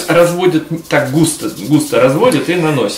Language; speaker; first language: Russian; native; Russian